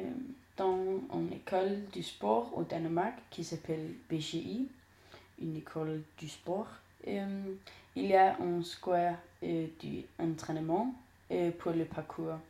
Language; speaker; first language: French; non-native, learner; Danish